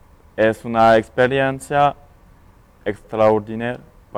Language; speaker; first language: Spanish; non-native, learner; French